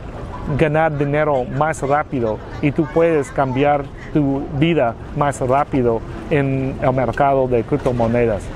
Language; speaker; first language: Spanish; non-native, learner; Vietnamese